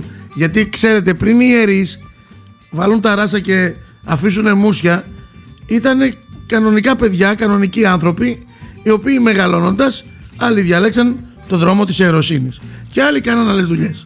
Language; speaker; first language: Greek; native; Greek